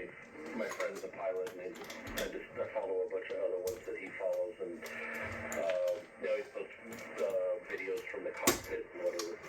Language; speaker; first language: English; native; English